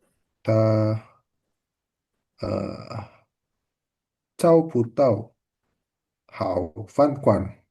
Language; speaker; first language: Chinese; non-native, learner; Indonesian